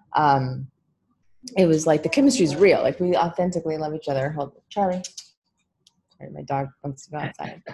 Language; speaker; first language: English; native; English